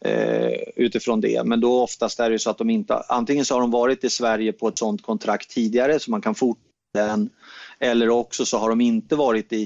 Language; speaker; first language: Swedish; native; Swedish